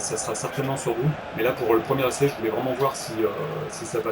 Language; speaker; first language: French; native; French